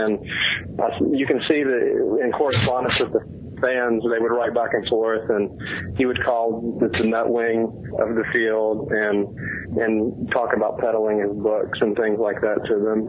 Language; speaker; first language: English; native; English